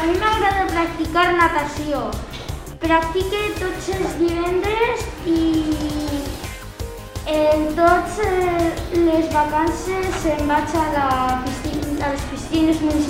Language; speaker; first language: Catalan; non-native, local second language; Spanish